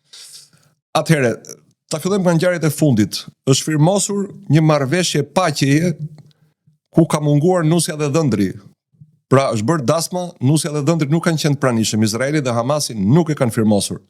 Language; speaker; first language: Albanian; native; Albanian